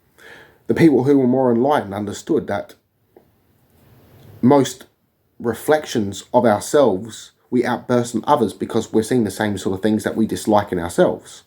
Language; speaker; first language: English; native; English